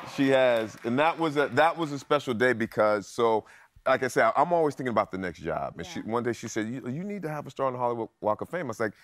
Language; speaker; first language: English; native; English